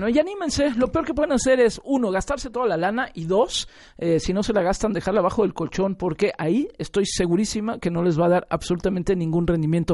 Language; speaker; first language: Spanish; native; Spanish